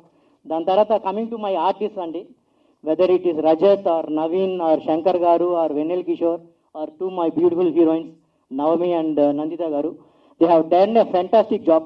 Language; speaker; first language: Telugu; native; Telugu